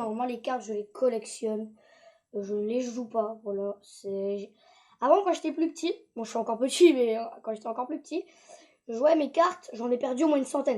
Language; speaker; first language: French; native; French